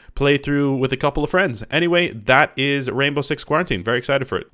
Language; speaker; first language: English; native; English